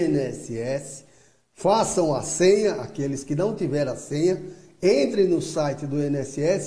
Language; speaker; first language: Portuguese; native; Portuguese